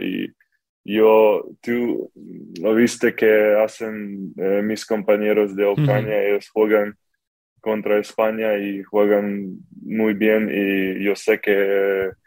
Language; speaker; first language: Spanish; non-native, fluent; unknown